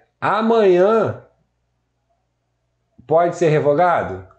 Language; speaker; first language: Portuguese; native; Portuguese